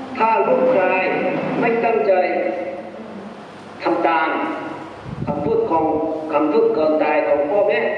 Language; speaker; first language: Thai; non-native, fluent; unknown